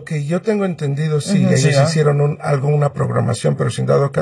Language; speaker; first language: Spanish; early bilingual, heritage; Spanish